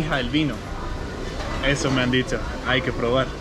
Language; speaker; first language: Spanish; non-native, learner; Danish